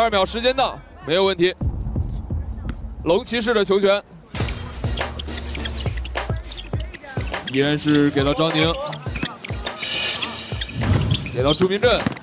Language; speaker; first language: Chinese; native; Chinese